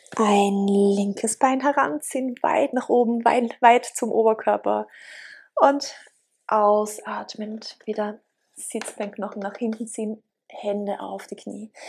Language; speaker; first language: German; native; German